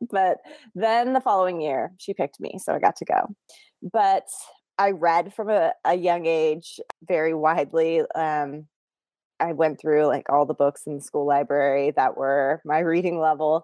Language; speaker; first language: English; native; English